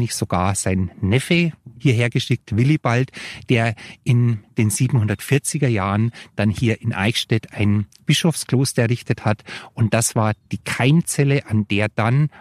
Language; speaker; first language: German; native; German